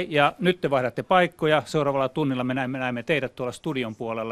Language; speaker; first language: Finnish; native; Finnish